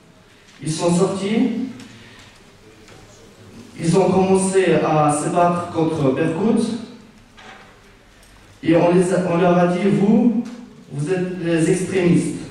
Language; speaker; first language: French; non-native, fluent; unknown